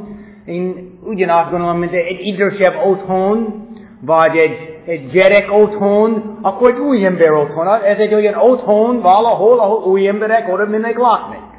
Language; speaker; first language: Hungarian; non-native, fluent; English